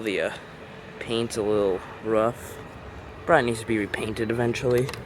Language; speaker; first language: English; native; English